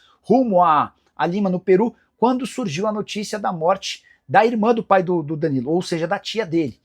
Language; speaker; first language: Portuguese; native; Portuguese